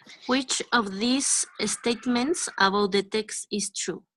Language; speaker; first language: English; non-native, learner; Spanish